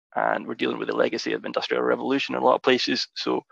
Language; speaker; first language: English; native; English